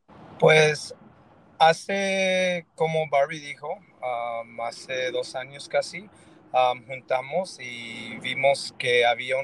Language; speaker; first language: Spanish; early bilingual, heritage; Spanish